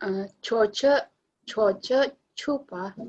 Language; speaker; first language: Chinese; non-native, learner; Indonesian